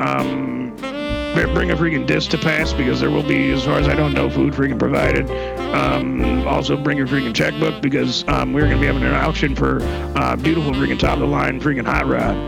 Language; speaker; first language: English; native; English